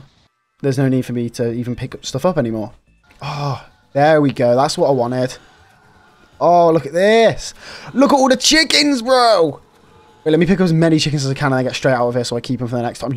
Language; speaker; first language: English; native; English